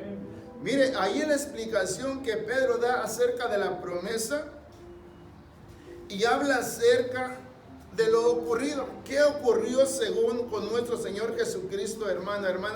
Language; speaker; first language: Spanish; native; Spanish